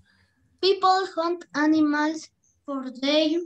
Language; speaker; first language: English; non-native, learner; Spanish